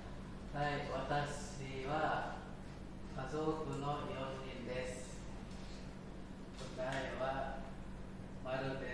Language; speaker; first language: Japanese; non-native, learner; Indonesian